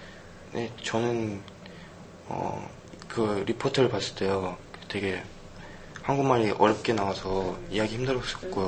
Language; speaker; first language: Korean; early bilingual, heritage; Korean